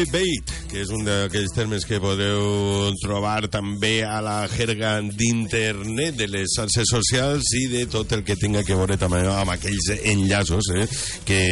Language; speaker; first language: Catalan; native; Catalan